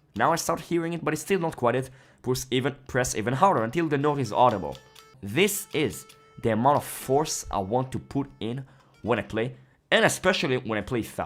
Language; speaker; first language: English; non-native, fluent; Hebrew